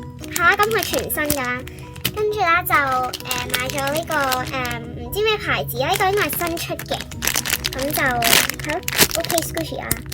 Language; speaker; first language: Cantonese; native; Cantonese